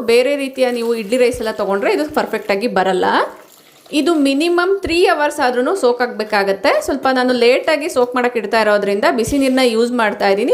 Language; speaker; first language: Kannada; non-native, local second language; Telugu